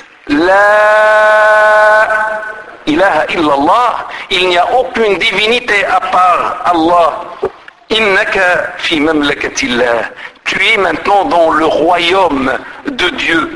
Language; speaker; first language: French; non-native, local second language; Arabic